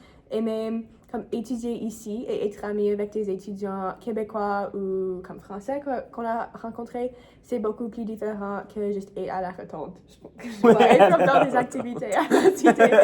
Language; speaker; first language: French; non-native, local second language; English